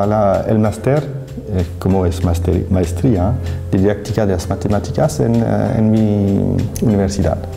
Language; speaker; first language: Spanish; non-native, fluent; French